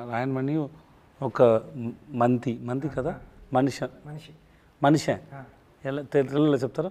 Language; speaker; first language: Telugu; non-native, learner; Tamil